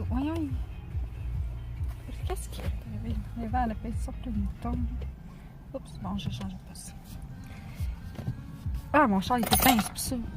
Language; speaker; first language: French; native; French